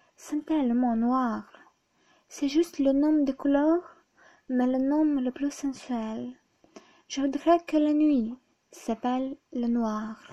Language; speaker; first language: French; non-native, fluent; Ukrainian